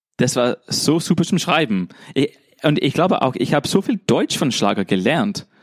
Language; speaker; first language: German; non-native, fluent; English